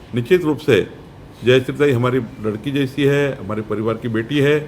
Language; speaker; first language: Hindi; non-native, local second language; Marathi